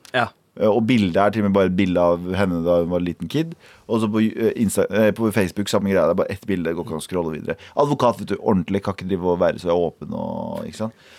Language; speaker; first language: Norwegian; early bilingual, other home language; Kurdish